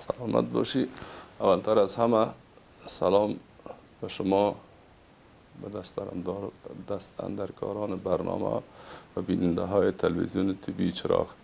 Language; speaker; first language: Persian; native; Persian